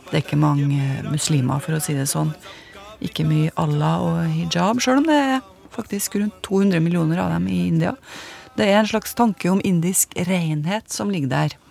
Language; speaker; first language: Norwegian; native; Norwegian